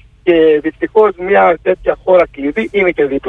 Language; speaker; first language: Greek; native; Greek